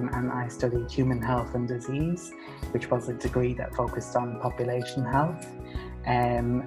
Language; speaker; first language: English; native; English